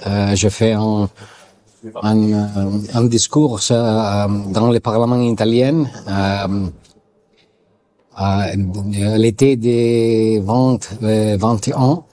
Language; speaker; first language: French; non-native, learner; Italian